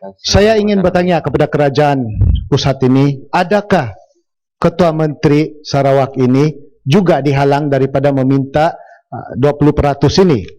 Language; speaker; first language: Malay; non-native, local second language; Central Dusun